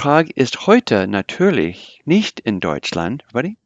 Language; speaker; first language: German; non-native, fluent; English